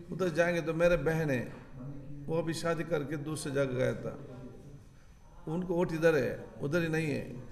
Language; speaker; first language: Hindi; non-native, local second language; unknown